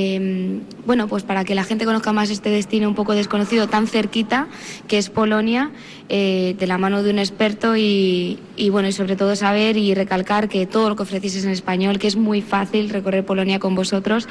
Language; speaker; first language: Spanish; native; Spanish